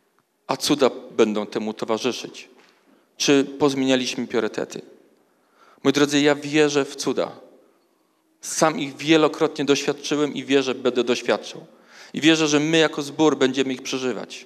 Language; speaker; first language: Polish; native; Polish